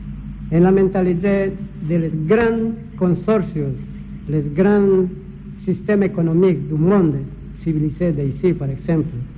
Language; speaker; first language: French; non-native, learner; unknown